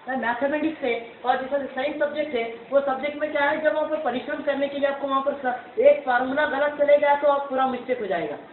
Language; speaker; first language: Hindi; non-native, local second language; Urdu